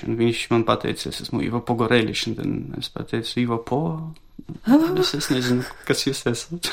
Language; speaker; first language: Latvian; non-native, local second language; Russian